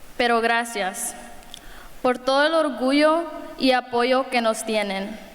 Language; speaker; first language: Spanish; early bilingual, other home language; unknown